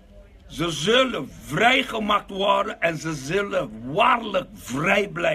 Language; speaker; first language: Dutch; non-native, local second language; Papiamento